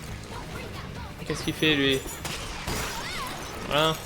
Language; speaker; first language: French; native; French